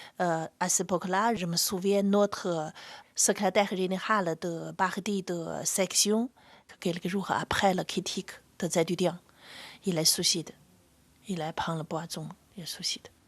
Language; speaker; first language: French; non-native, fluent; Chinese